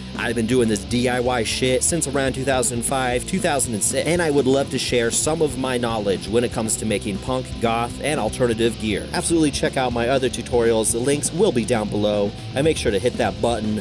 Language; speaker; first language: English; native; English